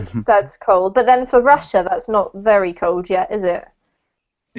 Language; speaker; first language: English; native; English